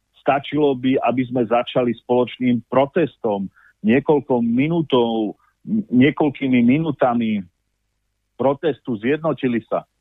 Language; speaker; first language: Slovak; native; Slovak